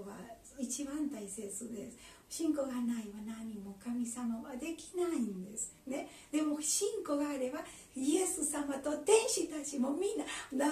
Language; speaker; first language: Japanese; non-native, learner; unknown